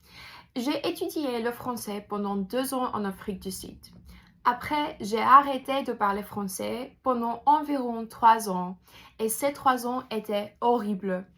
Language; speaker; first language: French; non-native, fluent; English